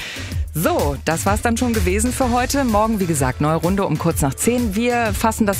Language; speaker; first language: German; native; German